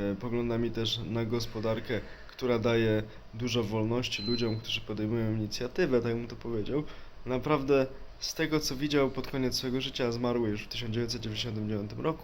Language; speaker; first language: Polish; native; Polish